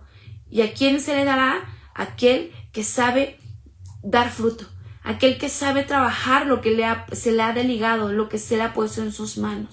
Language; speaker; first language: Spanish; native; Spanish